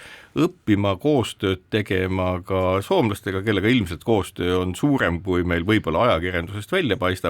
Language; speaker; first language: Estonian; native; Estonian